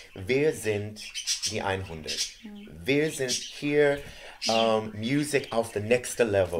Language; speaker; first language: German; non-native, fluent; English